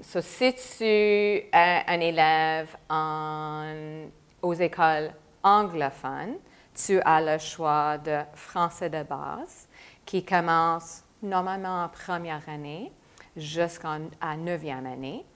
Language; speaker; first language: French; non-native, fluent; English